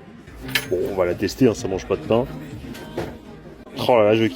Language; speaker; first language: French; native; French